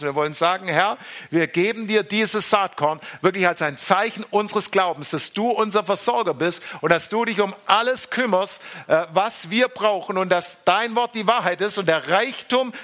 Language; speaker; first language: German; native; German